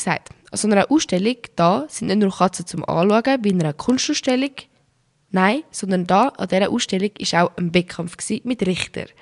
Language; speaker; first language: German; native; German